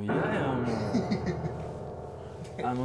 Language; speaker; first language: Japanese; native; Japanese